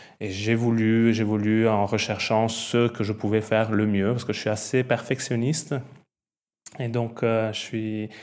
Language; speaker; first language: French; non-native, fluent; Italian